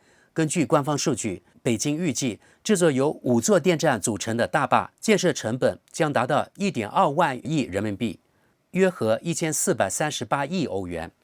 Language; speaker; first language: Chinese; native; Chinese